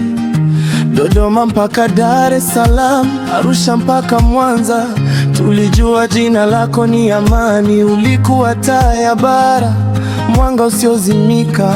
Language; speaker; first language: Swahili; native; Swahili